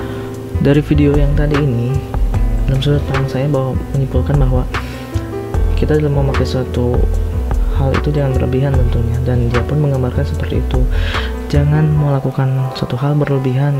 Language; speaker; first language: Indonesian; native; Indonesian